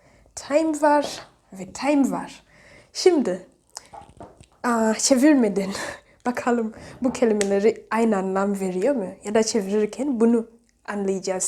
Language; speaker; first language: Turkish; non-native, fluent; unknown